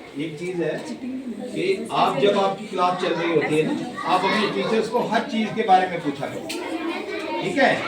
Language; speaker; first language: Hindi; non-native, local second language; Dogri